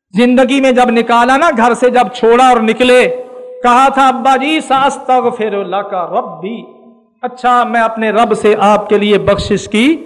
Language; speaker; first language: Urdu; non-native, local second language; Punjabi